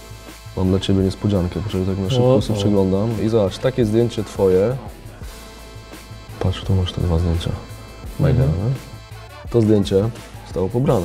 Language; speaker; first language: Polish; native; Polish